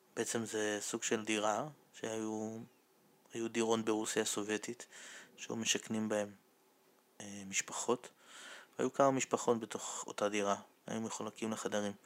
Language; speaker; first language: Hebrew; non-native, fluent; Russian